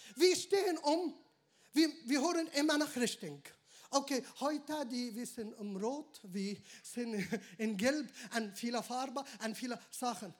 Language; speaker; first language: German; non-native, learner; Arabic